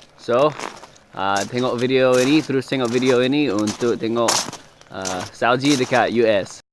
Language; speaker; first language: Malay; non-native, fluent; English